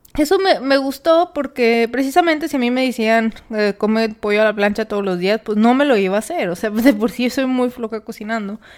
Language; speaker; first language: Spanish; native; Spanish